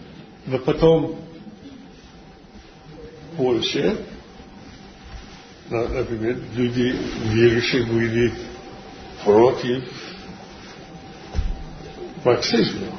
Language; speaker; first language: Russian; non-native, fluent; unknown